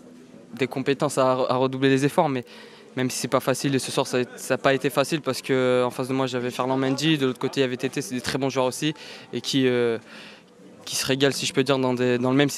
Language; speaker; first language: French; native; French